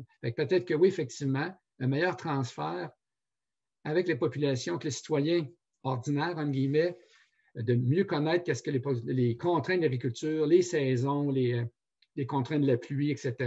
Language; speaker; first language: French; native; French